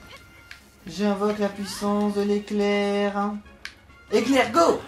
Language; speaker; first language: French; native; French